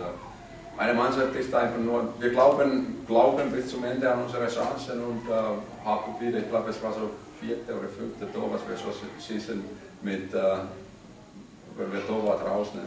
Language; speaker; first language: German; non-native, fluent; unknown